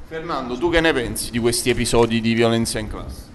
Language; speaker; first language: Italian; native; Italian